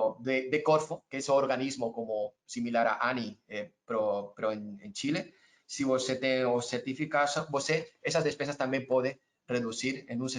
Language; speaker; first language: Portuguese; non-native, learner; Spanish